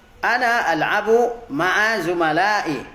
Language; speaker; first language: Arabic; non-native, fluent; Indonesian